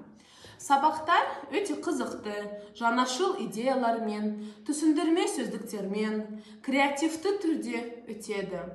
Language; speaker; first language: Kazakh; non-native, local second language; Azerbaijani